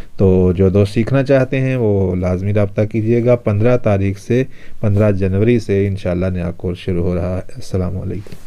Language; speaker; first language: Urdu; non-native, local second language; Punjabi